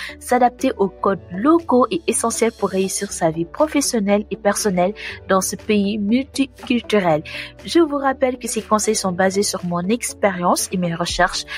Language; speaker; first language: French; non-native, local second language; Wolof